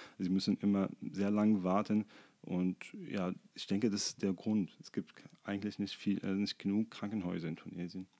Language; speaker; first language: German; non-native, fluent; Arabic